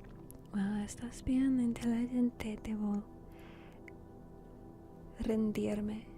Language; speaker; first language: Spanish; non-native, learner; English